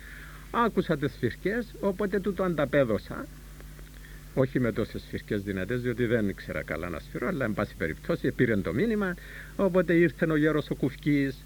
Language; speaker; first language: Greek; native; Greek